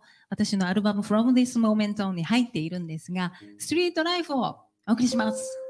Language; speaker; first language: Japanese; native; Japanese